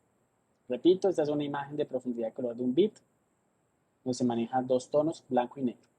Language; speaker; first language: Spanish; native; Spanish